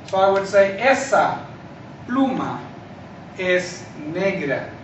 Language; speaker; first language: Spanish; non-native, fluent; English